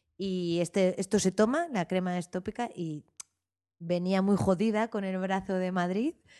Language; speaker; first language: Spanish; native; Spanish